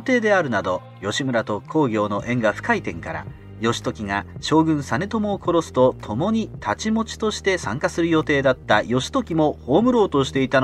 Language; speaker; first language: Japanese; native; Japanese